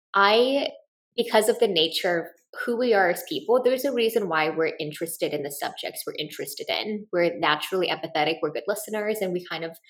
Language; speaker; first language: English; native; English